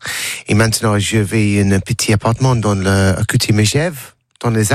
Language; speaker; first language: French; non-native, learner; English